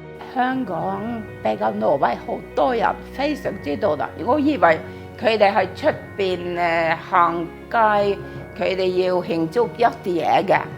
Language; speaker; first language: Cantonese; non-native, fluent; Norwegian